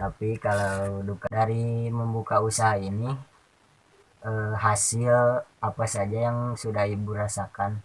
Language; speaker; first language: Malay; non-native, local second language; Sundanese